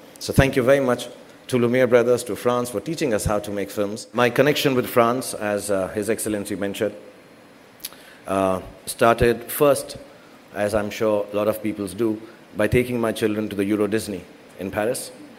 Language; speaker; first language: English; non-native, local second language; Hindi